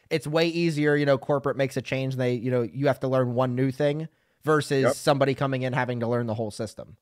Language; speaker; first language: English; native; English